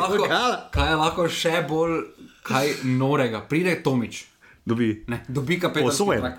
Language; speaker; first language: Slovenian; native; Slovenian